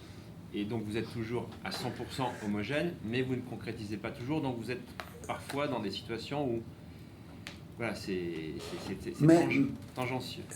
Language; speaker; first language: French; native; French